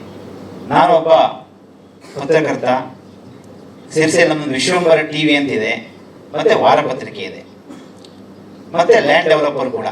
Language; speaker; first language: Kannada; native; Kannada